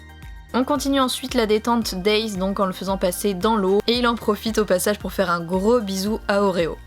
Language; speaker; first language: French; native; French